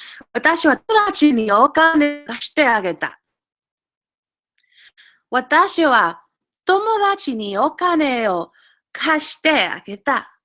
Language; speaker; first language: Japanese; non-native, fluent; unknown